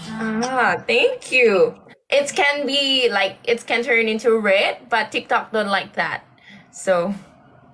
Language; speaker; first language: English; non-native, learner; Thai